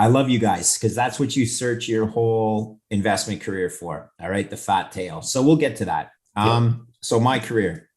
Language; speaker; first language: English; native; English